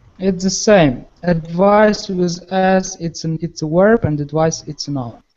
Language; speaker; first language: English; non-native, learner; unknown